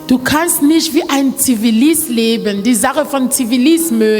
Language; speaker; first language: German; non-native, learner; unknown